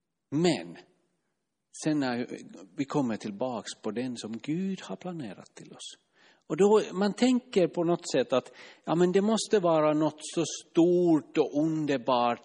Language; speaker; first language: Swedish; non-native, fluent; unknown